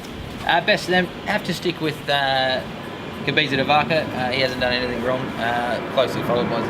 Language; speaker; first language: English; native; English